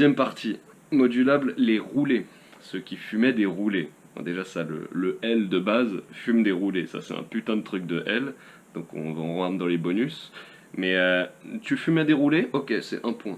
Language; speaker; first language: French; native; French